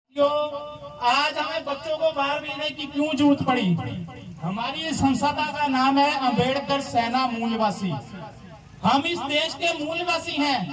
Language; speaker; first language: Hindi; non-native, local second language; Dogri